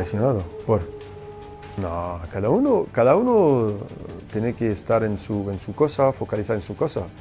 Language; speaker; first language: Spanish; non-native, fluent; French